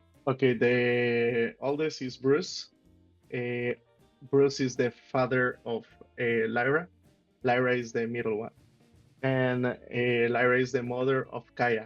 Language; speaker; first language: English; non-native, learner; Spanish